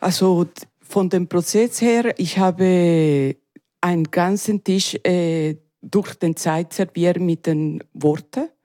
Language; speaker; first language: German; non-native, learner; Spanish